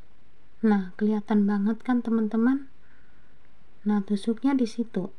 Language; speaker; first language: Indonesian; native; Indonesian